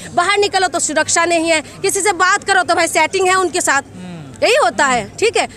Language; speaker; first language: Hindi; non-native, local second language; Assamese